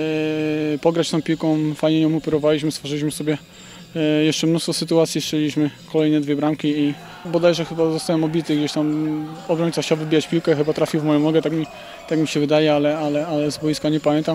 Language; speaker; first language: Polish; native; Polish